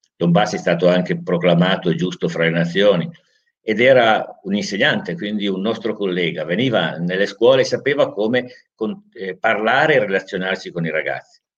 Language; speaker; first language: Italian; native; Italian